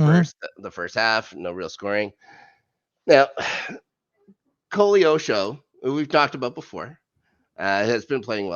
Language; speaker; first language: English; native; English